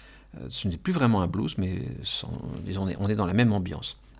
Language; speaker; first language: French; native; French